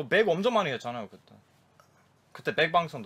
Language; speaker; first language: Korean; non-native, learner; Croatian